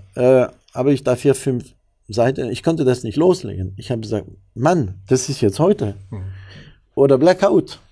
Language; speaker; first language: German; non-native, fluent; French